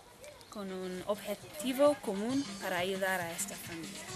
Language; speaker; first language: Spanish; non-native, fluent; English